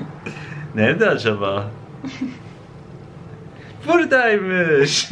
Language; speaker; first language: Turkish; non-native, learner; German